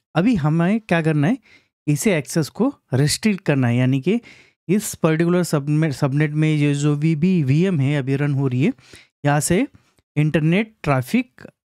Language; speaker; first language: Hindi; non-native, local second language; Marathi